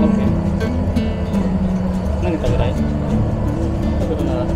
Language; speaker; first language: Japanese; non-native, fluent; Indonesian